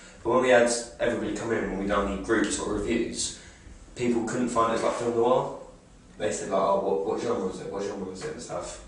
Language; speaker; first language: English; native; English